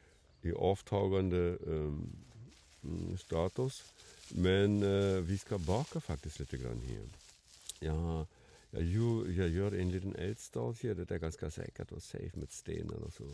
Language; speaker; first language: Swedish; non-native, fluent; German